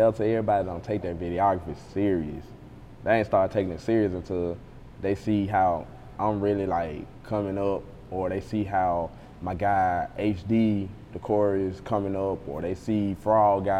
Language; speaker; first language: English; native; English